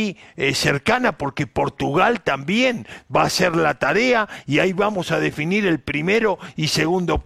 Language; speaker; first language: Spanish; native; Spanish